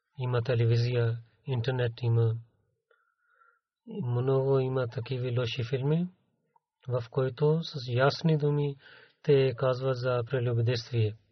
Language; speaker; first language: Bulgarian; non-native, learner; Urdu